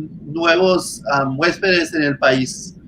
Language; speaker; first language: Spanish; non-native, fluent; English